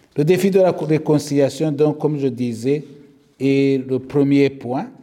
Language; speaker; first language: French; non-native, local second language; Kinyarwanda